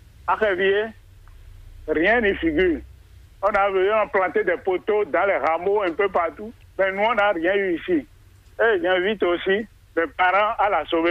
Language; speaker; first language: French; non-native, local second language; Fon